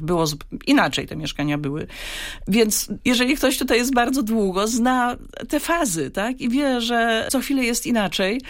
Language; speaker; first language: Polish; native; Polish